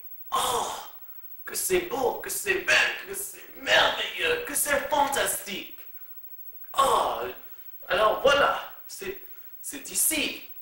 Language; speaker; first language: French; non-native, learner; English